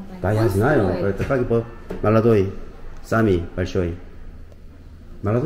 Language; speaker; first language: Russian; non-native, learner; Korean